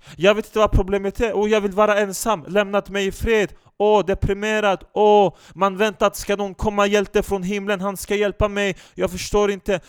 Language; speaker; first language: Swedish; non-native, fluent; Turkish